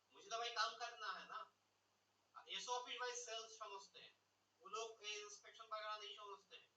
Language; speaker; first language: Hindi; non-native, local second language; Bangla